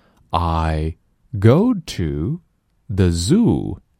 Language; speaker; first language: English; non-native, fluent; Chinese